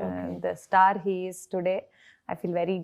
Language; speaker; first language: Telugu; non-native, fluent; Kannada